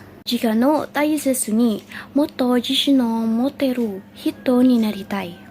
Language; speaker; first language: Japanese; non-native, learner; Indonesian